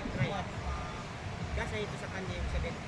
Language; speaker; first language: Filipino; early bilingual, heritage; Filipino